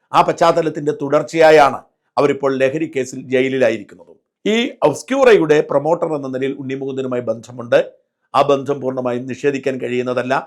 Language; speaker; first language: Malayalam; native; Malayalam